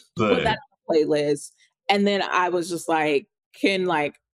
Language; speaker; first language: English; native; English